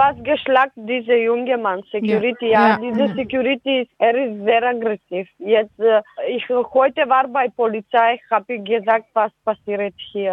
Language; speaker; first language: German; non-native, learner; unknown